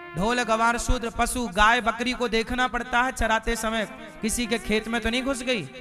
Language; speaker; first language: Hindi; native; Hindi